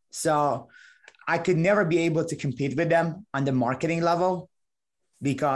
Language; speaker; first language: English; non-native, fluent; Persian